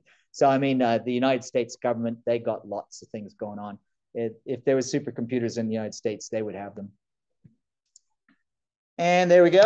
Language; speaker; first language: English; native; English